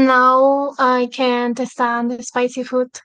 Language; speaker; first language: English; non-native, fluent; Spanish